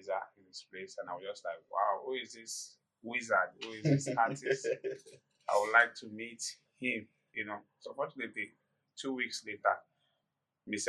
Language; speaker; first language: English; non-native, local second language; Yoruba